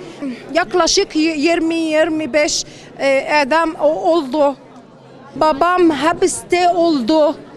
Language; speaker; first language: Turkish; non-native, learner; Arabic